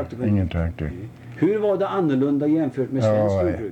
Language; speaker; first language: Swedish; native; Swedish